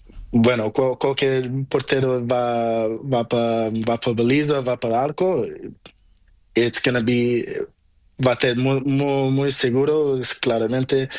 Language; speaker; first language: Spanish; non-native, learner; Portuguese